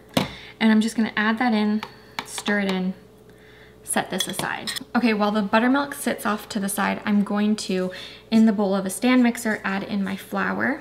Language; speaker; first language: English; native; English